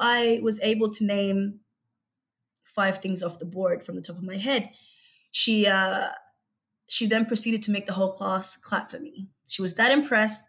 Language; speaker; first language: English; early bilingual, other home language; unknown